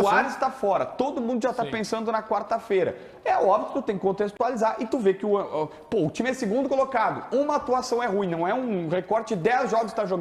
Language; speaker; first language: Portuguese; native; Portuguese